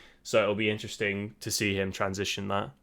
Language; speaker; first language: English; native; English